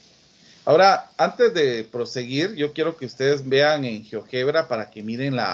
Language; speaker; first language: Spanish; native; Spanish